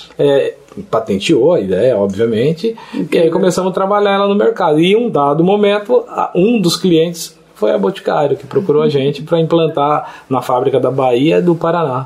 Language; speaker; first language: Portuguese; native; Portuguese